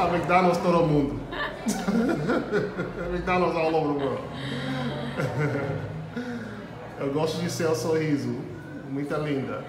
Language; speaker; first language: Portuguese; non-native, learner; English